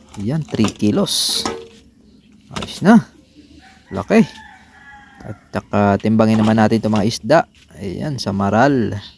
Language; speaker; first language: Filipino; non-native, local second language; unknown